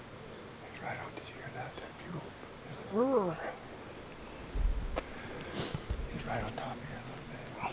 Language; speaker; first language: English; native; English